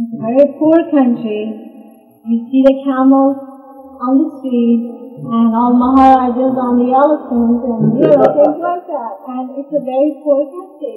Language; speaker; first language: English; non-native, fluent; Persian